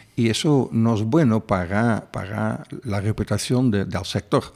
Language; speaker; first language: Spanish; non-native, fluent; Dutch